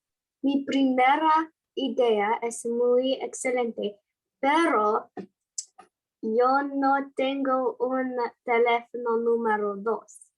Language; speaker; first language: Spanish; non-native, learner; English